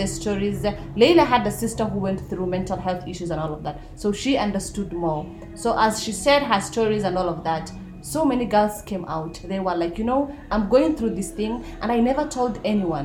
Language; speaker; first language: English; non-native, local second language; Somali